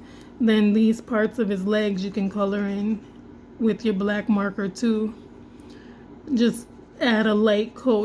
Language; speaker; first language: English; native; English